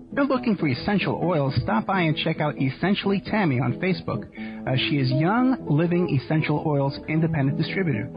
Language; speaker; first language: English; native; English